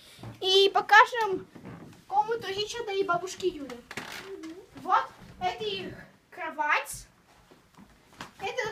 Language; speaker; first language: Russian; early bilingual, heritage; Russian